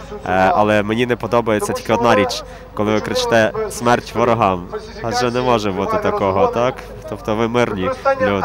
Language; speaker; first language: Ukrainian; native; Ukrainian